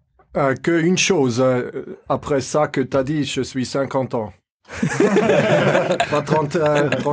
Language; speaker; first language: French; non-native, fluent; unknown